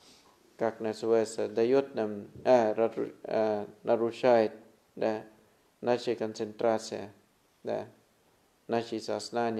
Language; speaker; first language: Russian; non-native, fluent; Thai